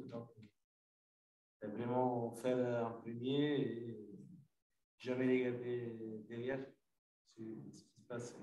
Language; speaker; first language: French; non-native, fluent; Italian